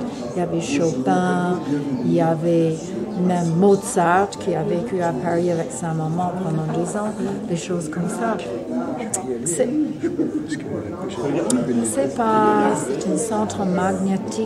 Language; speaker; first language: French; non-native, fluent; English